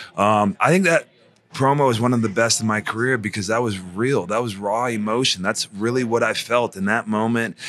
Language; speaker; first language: English; native; English